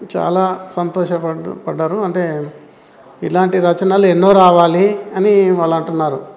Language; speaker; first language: Telugu; non-native, local second language; Gondi